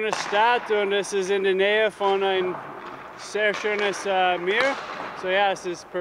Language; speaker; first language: German; non-native, learner; English